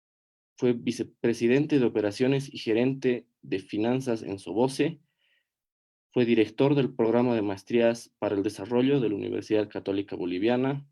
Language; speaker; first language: Spanish; native; Spanish